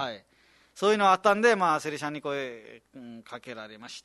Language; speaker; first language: Japanese; non-native, fluent; Nepali